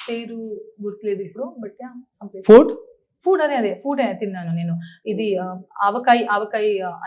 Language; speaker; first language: Telugu; non-native, learner; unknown